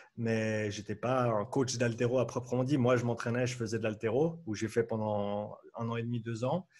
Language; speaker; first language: French; native; French